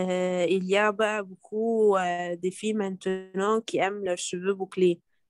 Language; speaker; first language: French; non-native, learner; Arabic